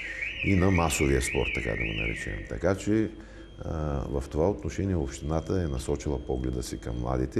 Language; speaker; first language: Bulgarian; native; Bulgarian